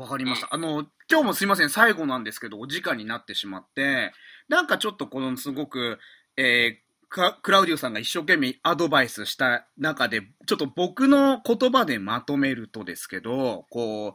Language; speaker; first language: Japanese; native; Japanese